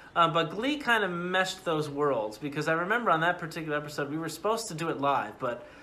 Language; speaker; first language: English; native; English